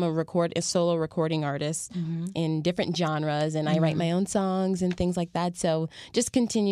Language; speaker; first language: English; native; English